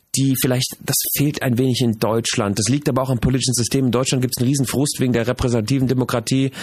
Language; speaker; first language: German; native; German